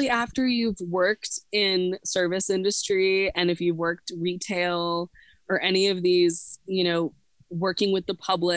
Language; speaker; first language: English; native; English